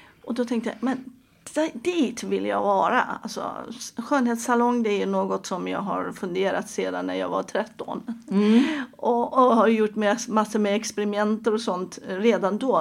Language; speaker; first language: Swedish; non-native, fluent; Persian